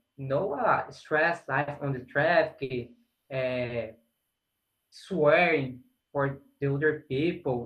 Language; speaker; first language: English; non-native, learner; Portuguese